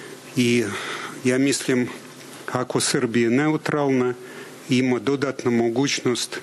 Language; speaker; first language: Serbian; non-native, fluent; Russian